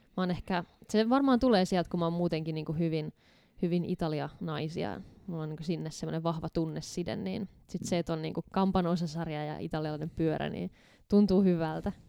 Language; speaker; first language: Finnish; native; Finnish